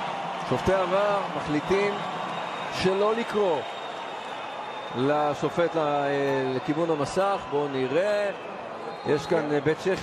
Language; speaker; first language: Hebrew; native; Hebrew